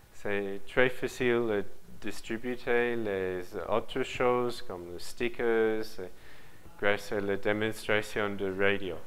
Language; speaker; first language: French; non-native, learner; English